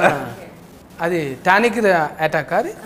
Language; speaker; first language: Telugu; native; Telugu